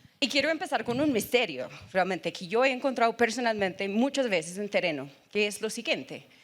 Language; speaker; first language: Spanish; non-native, fluent; English